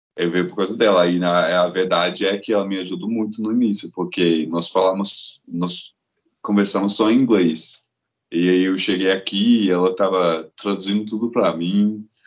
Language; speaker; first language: Portuguese; non-native, fluent; English